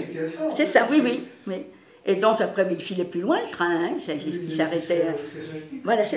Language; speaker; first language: French; native; French